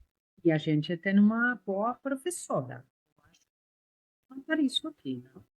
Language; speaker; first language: Portuguese; non-native, learner; Spanish